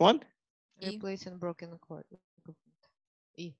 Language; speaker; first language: English; non-native, learner; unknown